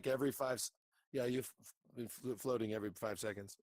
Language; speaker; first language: English; native; English